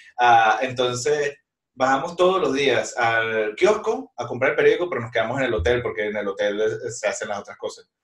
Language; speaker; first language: Spanish; native; Spanish